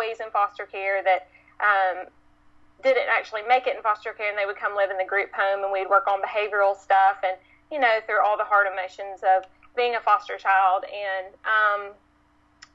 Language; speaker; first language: English; native; English